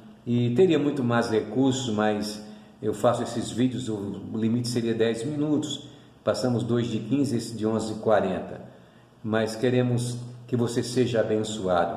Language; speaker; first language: Portuguese; native; Portuguese